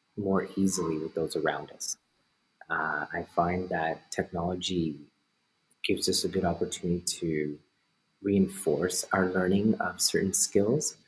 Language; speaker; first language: English; native; English